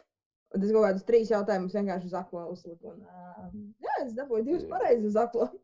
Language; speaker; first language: Latvian; non-native, local second language; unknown